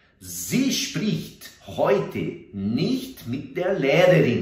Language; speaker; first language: German; non-native, fluent; Portuguese